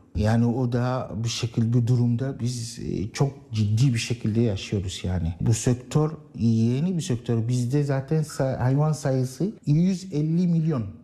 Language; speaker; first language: Turkish; non-native, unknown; Arabic